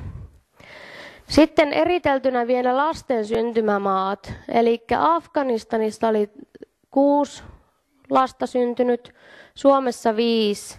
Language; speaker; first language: Finnish; native; Finnish